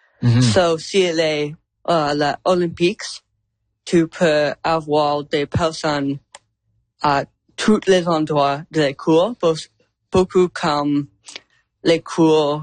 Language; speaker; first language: French; non-native, local second language; English